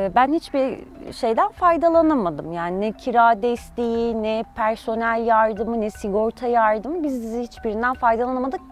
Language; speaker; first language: Turkish; early bilingual, heritage; Turkish